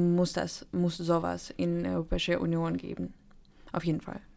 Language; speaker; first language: German; non-native, fluent; Ukrainian